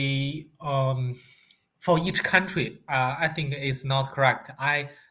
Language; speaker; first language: English; non-native, learner; Chinese